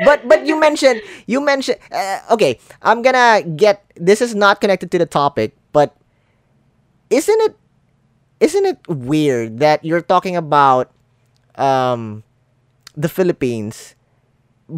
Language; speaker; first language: English; non-native, local second language; Filipino